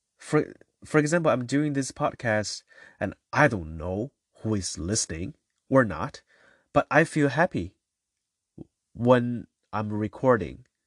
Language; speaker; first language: English; non-native, fluent; Chinese